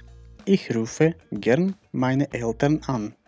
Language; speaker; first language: German; non-native, fluent; Macedonian